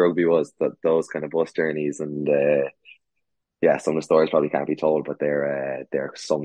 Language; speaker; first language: English; native; English